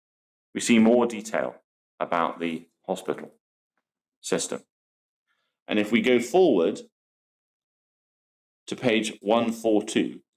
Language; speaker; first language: English; native; English